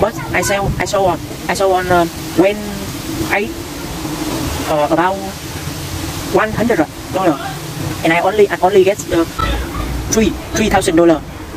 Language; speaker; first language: English; non-native, learner; Vietnamese